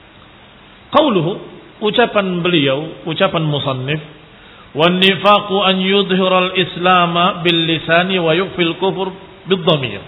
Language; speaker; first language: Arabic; non-native, fluent; Indonesian